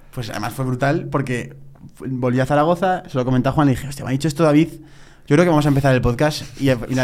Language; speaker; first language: Spanish; native; Spanish